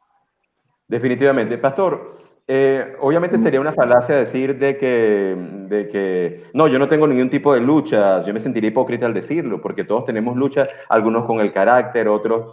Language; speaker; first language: Spanish; native; Spanish